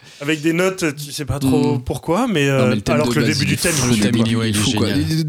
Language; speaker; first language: French; native; French